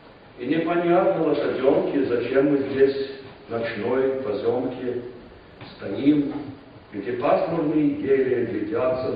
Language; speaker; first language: Russian; non-native, fluent; English